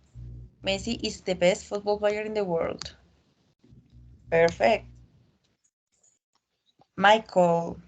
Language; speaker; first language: English; non-native, learner; Spanish